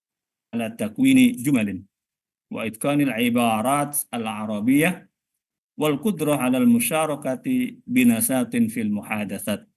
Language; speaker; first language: Arabic; non-native, fluent; Indonesian